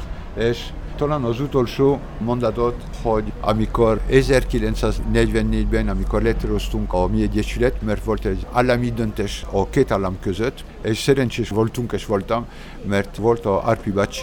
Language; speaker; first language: Hungarian; non-native, learner; French